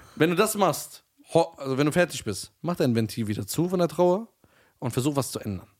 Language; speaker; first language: German; early bilingual, other home language; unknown